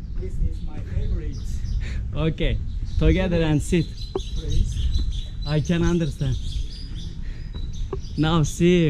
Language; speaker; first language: English; non-native, learner; Turkish